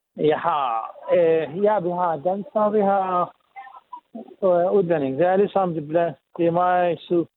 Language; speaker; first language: Danish; native; Danish